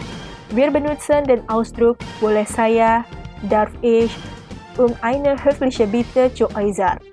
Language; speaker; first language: German; non-native, fluent; Indonesian